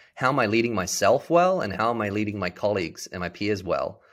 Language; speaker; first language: English; native; English